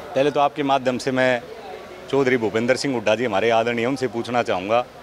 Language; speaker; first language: Hindi; native; Hindi